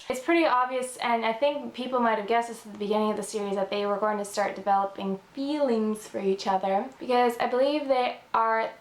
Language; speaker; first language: English; native; English